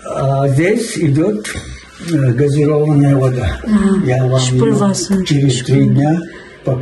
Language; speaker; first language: Russian; non-native, fluent; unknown